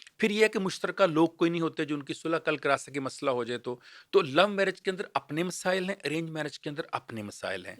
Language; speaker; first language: Urdu; native; Urdu